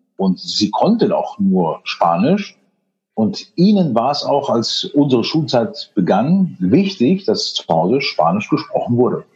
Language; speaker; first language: German; native; German